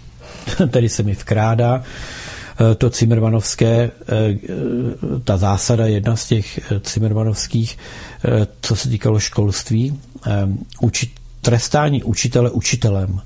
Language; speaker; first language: Czech; native; Czech